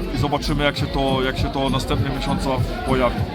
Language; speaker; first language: Polish; early bilingual, heritage; Polish